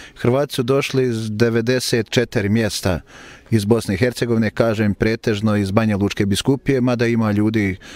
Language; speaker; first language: Croatian; native; Croatian